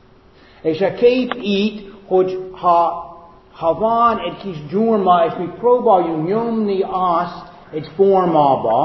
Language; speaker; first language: Hungarian; non-native, fluent; English